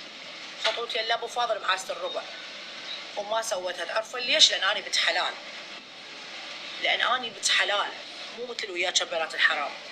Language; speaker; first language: Arabic; native; Arabic